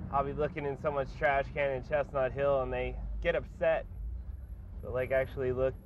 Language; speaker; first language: English; native; English